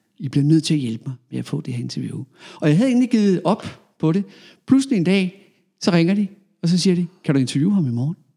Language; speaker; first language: Danish; native; Danish